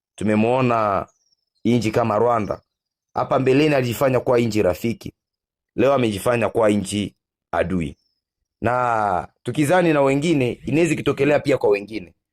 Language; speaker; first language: Swahili; non-native, local second language; Nande